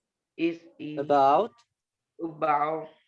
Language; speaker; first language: English; non-native, learner; Vietnamese